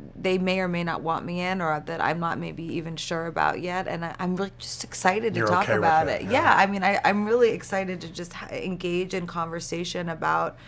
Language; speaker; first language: English; native; English